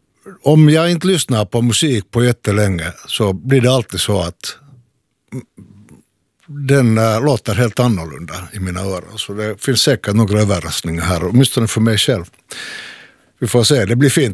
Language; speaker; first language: Swedish; native; Swedish